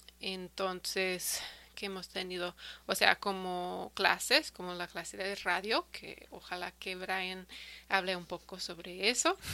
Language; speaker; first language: Spanish; non-native, fluent; English